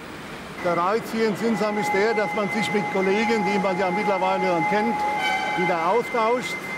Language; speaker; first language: German; native; German